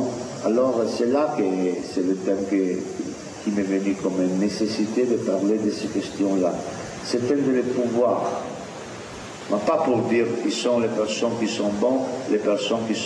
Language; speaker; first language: French; non-native, fluent; Italian